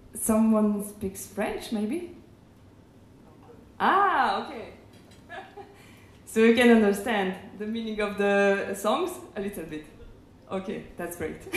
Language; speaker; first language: English; non-native, fluent; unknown